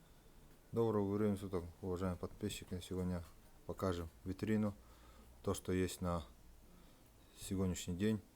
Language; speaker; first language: Russian; native; Russian